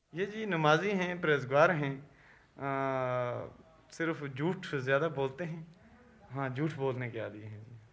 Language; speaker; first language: Urdu; non-native, local second language; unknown